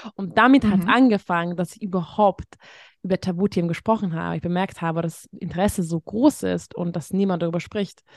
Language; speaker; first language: German; non-native, fluent; Hungarian